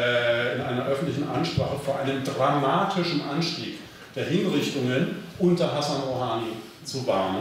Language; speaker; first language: German; native; German